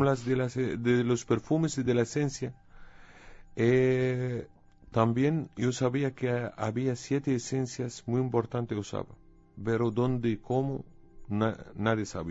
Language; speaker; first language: Spanish; non-native, learner; Arabic